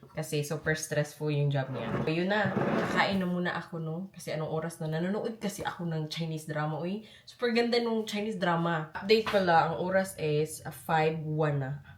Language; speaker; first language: Filipino; non-native, local second language; Cebuano